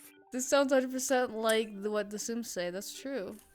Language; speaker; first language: English; native; English